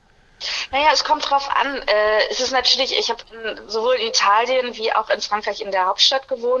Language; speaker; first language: German; native; German